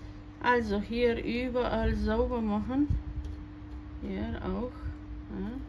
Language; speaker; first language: German; non-native, fluent; Croatian